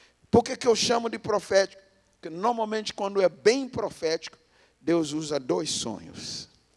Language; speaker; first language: Portuguese; non-native, fluent; English